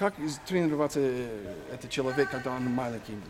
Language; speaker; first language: Russian; non-native, learner; English